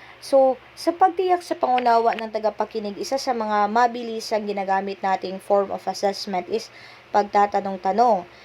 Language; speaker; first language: Filipino; non-native, local second language; Cebuano